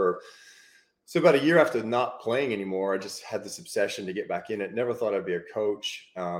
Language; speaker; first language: English; native; English